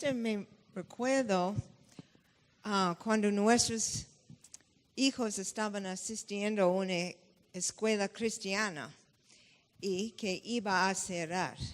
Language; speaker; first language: Spanish; non-native, fluent; English